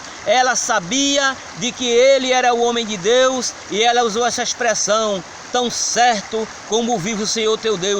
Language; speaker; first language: Portuguese; native; Portuguese